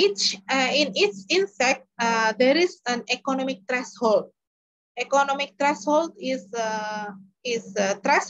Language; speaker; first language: English; non-native, learner; Indonesian